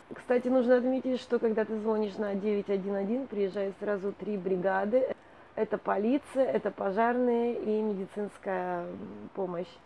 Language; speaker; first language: Russian; native; Russian